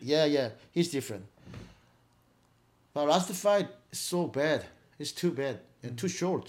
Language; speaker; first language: English; non-native, learner; Korean